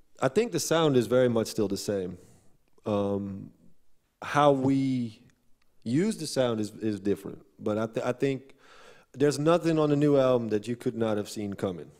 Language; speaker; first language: English; non-native, fluent; Dutch